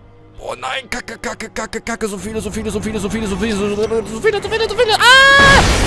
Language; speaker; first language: German; native; German